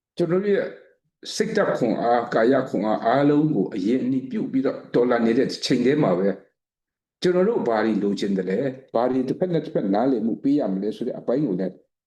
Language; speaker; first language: Burmese; non-native, local second language; Kachin